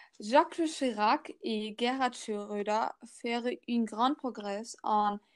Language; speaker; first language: French; non-native, learner; German